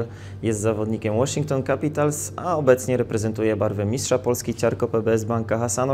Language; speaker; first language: Polish; native; Polish